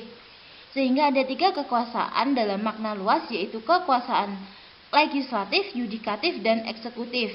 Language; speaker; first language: Indonesian; native; Indonesian